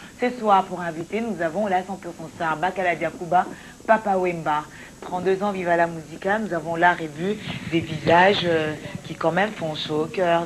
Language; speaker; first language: French; non-native, local second language; Lingala